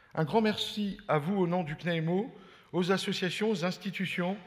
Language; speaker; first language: French; native; French